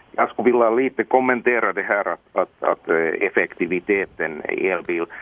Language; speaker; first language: Swedish; non-native, local second language; Finnish